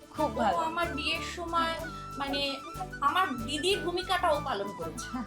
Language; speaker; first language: Bangla; native; Bangla